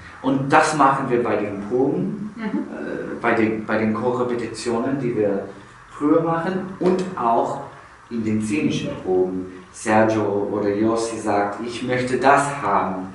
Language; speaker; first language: German; non-native, fluent; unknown